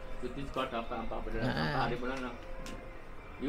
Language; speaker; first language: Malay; non-native, local second language; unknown